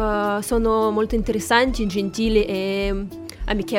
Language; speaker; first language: Italian; non-native, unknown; Russian